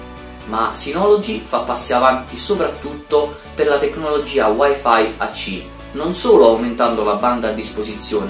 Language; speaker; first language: Italian; native; Italian